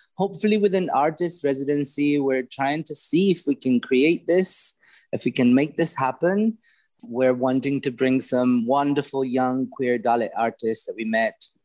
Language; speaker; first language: English; non-native, fluent; Romanian